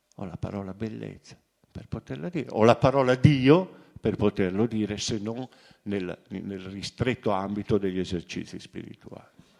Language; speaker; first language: Italian; native; Italian